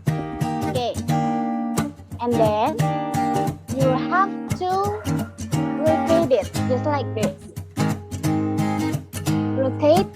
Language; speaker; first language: English; non-native, learner; Indonesian